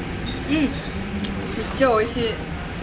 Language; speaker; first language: Japanese; non-native, fluent; Vietnamese